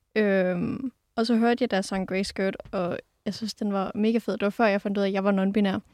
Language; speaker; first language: Danish; native; Danish